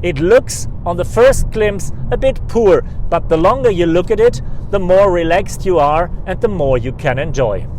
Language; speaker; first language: English; non-native, fluent; German